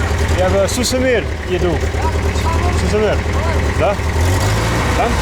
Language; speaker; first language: Russian; non-native, learner; English